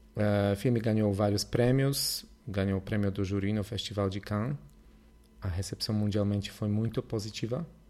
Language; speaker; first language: Portuguese; non-native, fluent; Polish